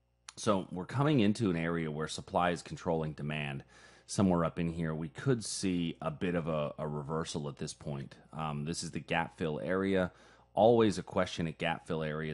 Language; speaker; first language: English; native; English